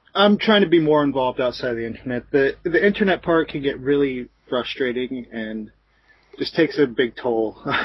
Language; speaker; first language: English; native; English